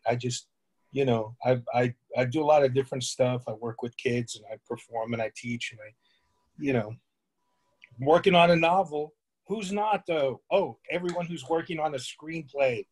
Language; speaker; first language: English; native; English